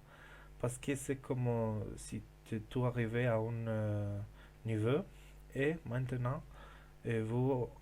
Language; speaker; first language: French; non-native, learner; Spanish